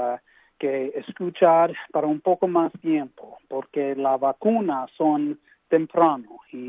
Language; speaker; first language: Spanish; early bilingual, heritage; English